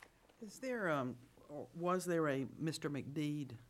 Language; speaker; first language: English; native; English